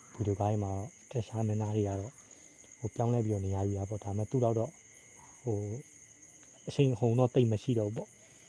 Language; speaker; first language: Burmese; native; Burmese